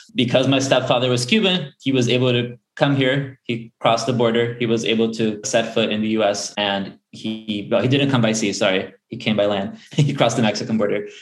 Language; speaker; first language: English; early bilingual, other home language; Portuguese